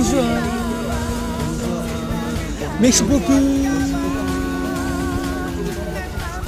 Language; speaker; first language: French; non-native, learner; Korean